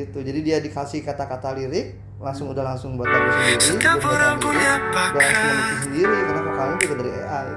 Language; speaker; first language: Indonesian; native; Indonesian